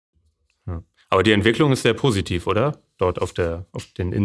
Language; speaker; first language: German; native; German